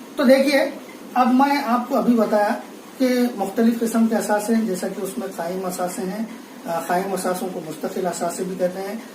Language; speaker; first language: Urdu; native; Urdu